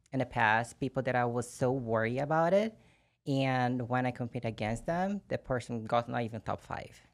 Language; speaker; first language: English; non-native, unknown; Portuguese